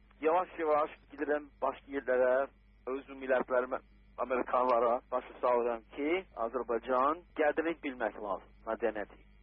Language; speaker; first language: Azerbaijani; non-native, learner; English